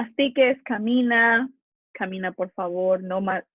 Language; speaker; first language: Spanish; non-native, fluent; English